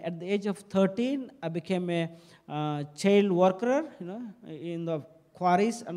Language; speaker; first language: English; non-native, local second language; Telugu